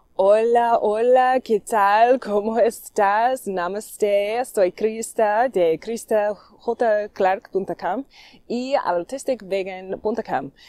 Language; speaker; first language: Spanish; non-native, learner; English